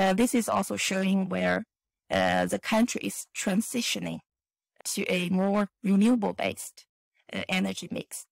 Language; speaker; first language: English; non-native, fluent; Chinese